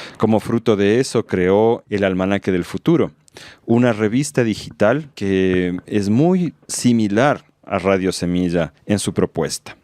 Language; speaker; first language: Spanish; native; Spanish